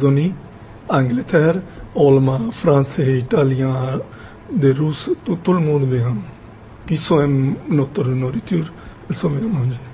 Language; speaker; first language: French; non-native, fluent; Punjabi